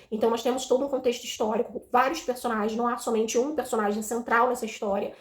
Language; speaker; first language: Portuguese; native; Portuguese